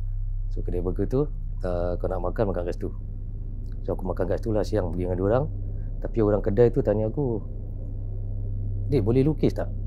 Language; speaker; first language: Malay; native; Malay